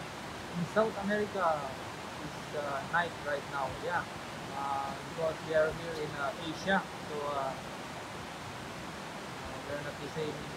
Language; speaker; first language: English; non-native, local second language; Filipino